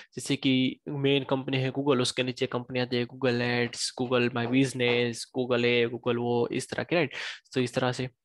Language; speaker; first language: Hindi; native; Hindi